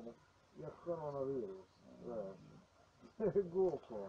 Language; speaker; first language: Polish; non-native, learner; Ukrainian